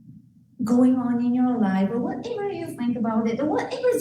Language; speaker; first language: English; non-native, fluent; Japanese